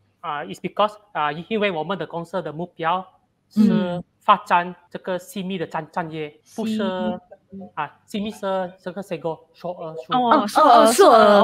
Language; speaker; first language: Chinese; non-native, learner; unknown